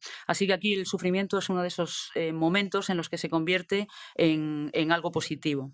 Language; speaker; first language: Spanish; native; Spanish